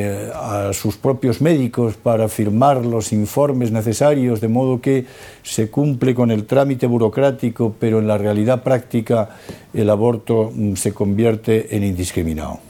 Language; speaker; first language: Spanish; native; Spanish